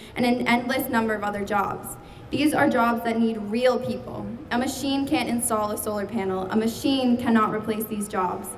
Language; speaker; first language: English; native; English